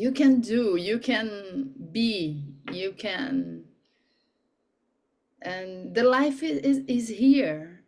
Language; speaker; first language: English; non-native, learner; Portuguese